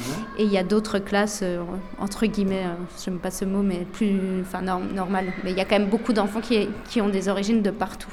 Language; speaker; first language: French; native; French